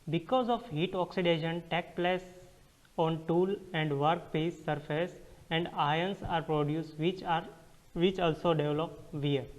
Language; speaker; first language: English; non-native, local second language; Gujarati